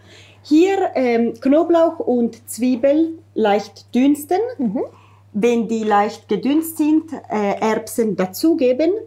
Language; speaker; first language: German; non-native, fluent; Italian